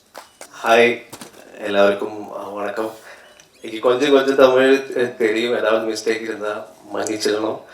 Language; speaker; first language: Tamil; non-native, learner; Malayalam